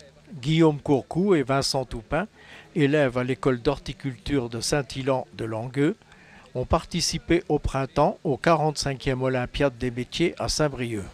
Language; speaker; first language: French; native; French